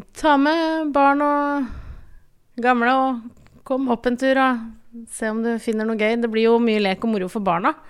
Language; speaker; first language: Norwegian; native; Norwegian